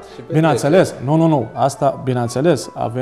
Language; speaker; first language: Romanian; non-native, learner; Maltese